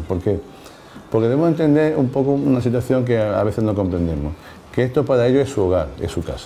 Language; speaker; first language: Spanish; native; Spanish